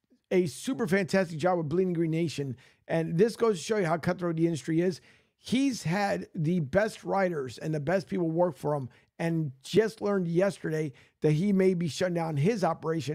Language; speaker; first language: English; native; English